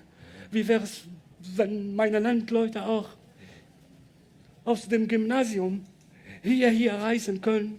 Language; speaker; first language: German; non-native, learner; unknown